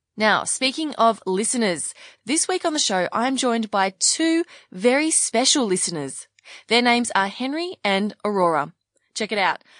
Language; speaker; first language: English; native; English